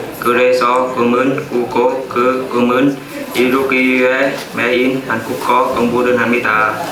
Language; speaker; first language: Korean; non-native, learner; Vietnamese